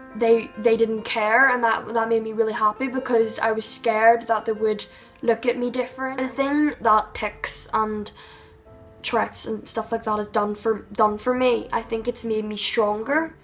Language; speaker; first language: English; native; English